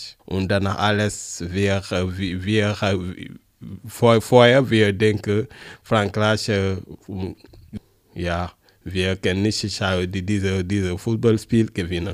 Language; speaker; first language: German; non-native, learner; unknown